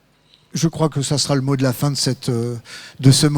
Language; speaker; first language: French; native; French